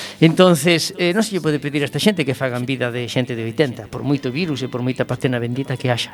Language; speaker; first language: Galician; native; Galician